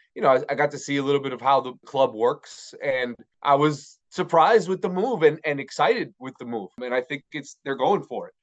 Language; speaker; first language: English; native; English